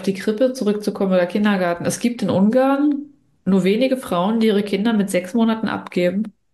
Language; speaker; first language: German; native; German